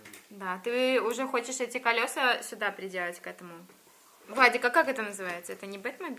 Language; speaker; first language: Russian; native; Russian